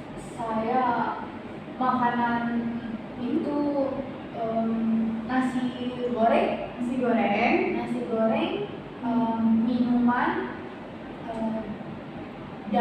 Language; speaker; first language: Indonesian; non-native, learner; Arabic